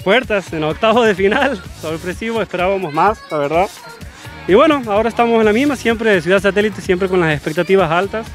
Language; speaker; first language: Spanish; native; Spanish